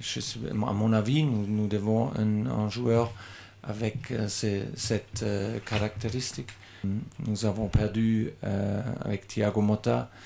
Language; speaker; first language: French; non-native, learner; German